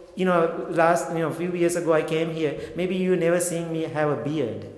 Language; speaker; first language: English; non-native, local second language; Sinhala